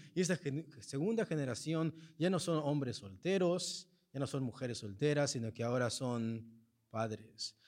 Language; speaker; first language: Spanish; early bilingual, heritage; Spanish